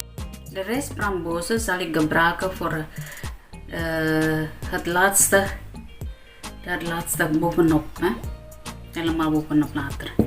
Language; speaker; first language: Dutch; non-native, learner; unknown